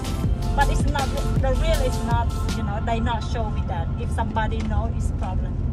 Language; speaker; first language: English; non-native, learner; Khmer